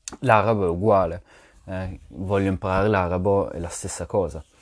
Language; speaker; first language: Italian; non-native, fluent; French